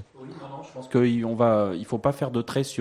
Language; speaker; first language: French; native; French